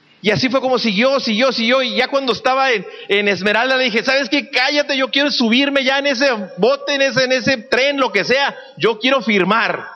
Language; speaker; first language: Spanish; native; Spanish